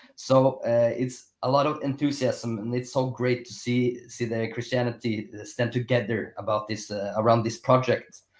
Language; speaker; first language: English; non-native, fluent; Norwegian